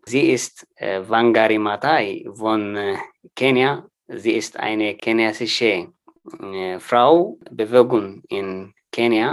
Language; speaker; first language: German; non-native, learner; Tigrinya